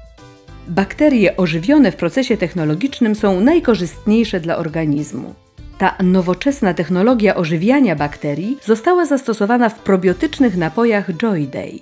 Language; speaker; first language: Polish; native; Polish